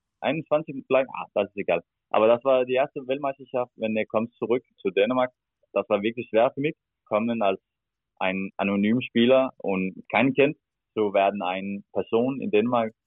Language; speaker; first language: German; non-native, learner; Danish